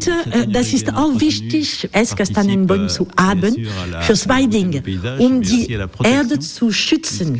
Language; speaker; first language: German; non-native, fluent; French